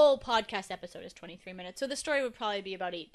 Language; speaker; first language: English; native; English